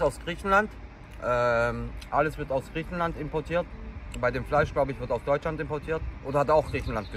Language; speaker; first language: German; native; German